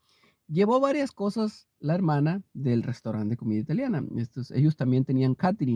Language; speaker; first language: Spanish; native; Spanish